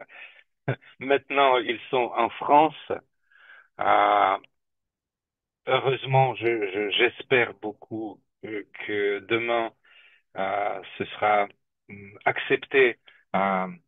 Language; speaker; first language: French; non-native, fluent; Russian